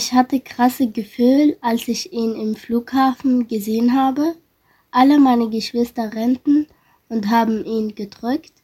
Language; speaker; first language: German; early bilingual, other home language; Arabic